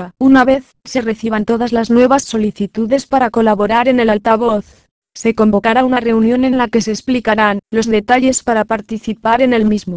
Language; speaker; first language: Spanish; native; Spanish